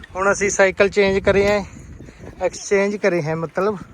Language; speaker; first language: Hindi; non-native, local second language; Punjabi